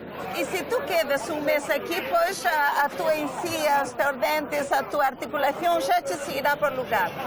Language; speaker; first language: Portuguese; early bilingual, other home language; Galician